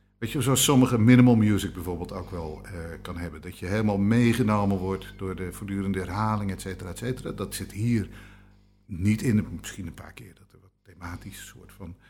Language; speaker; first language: Dutch; native; Dutch